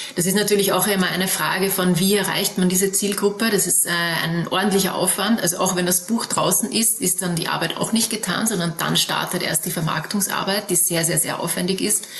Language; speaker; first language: German; native; German